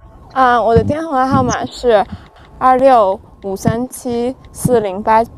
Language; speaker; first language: Chinese; non-native, learner; Bangla